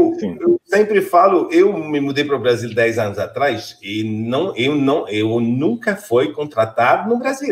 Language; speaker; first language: Portuguese; non-native, fluent; French